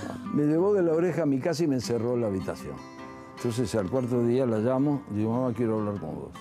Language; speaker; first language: Spanish; early bilingual, other home language; Italian